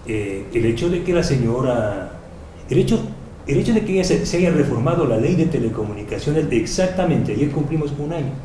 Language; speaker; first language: Spanish; native; Spanish